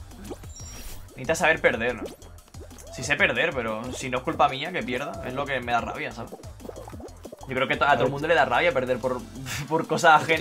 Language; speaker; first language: Spanish; native; Spanish